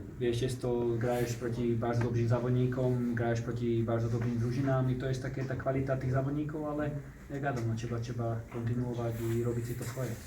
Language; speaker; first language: Polish; non-native, learner; Slovak